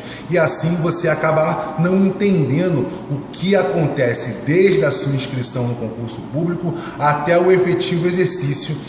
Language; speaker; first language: Portuguese; native; Portuguese